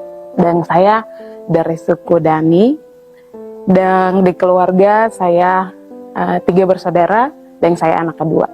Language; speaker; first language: Indonesian; non-native, local second language; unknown